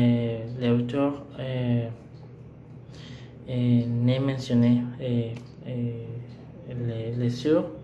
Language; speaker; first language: French; non-native, learner; Spanish